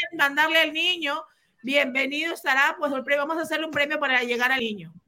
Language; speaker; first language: Spanish; native; Spanish